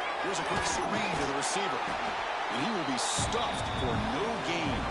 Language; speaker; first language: English; native; English